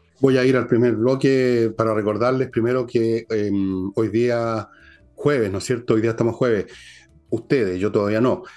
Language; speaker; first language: Spanish; native; Spanish